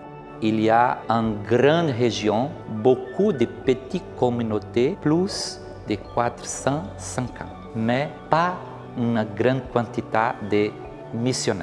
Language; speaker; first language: French; non-native, learner; Portuguese